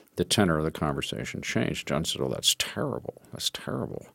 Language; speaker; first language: English; native; English